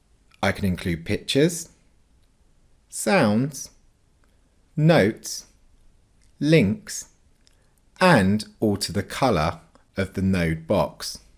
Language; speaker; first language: English; native; English